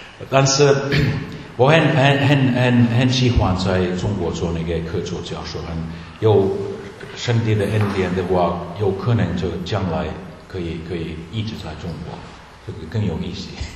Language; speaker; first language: Chinese; non-native, learner; Finnish